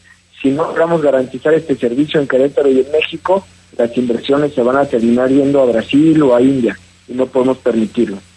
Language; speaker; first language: Spanish; native; Spanish